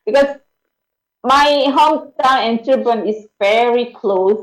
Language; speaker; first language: English; non-native, learner; Indonesian